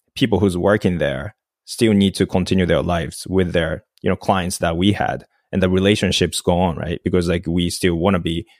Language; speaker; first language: English; non-native, fluent; Japanese